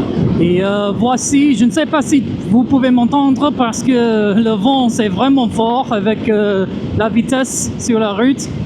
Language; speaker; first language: French; non-native, fluent; English